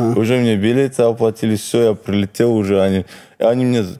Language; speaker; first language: Russian; non-native, local second language; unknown